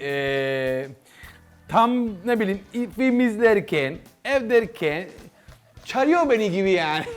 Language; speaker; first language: Turkish; non-native, learner; Italian